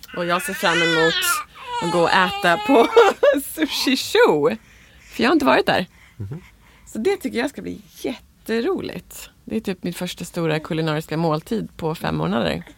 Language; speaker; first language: Swedish; native; Swedish